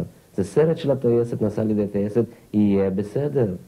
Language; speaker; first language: Hebrew; native; Hebrew